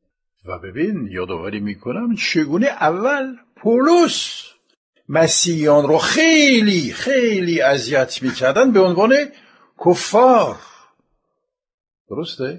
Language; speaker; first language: Persian; non-native, fluent; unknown